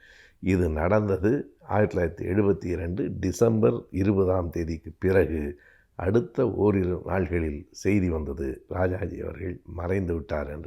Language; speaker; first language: Tamil; native; Tamil